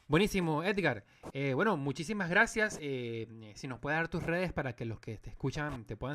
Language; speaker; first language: Spanish; native; Spanish